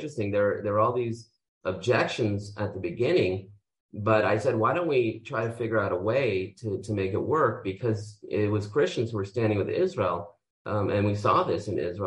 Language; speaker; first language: English; native; English